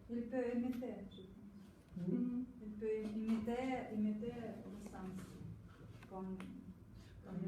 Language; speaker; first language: French; non-native, learner; Russian